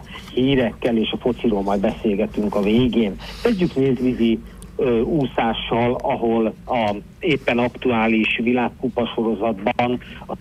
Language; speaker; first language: Hungarian; native; Hungarian